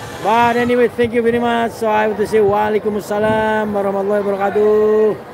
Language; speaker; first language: English; non-native, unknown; Indonesian